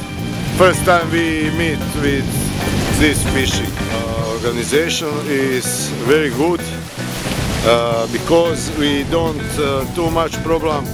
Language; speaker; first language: English; non-native, learner; Croatian